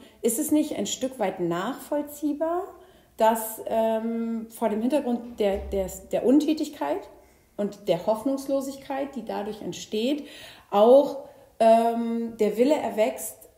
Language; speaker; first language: German; native; German